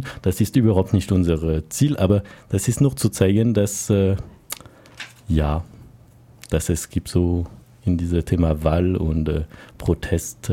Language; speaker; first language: German; non-native, learner; French